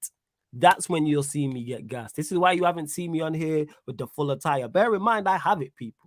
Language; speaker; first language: English; native; English